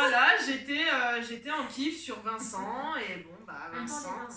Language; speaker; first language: French; native; French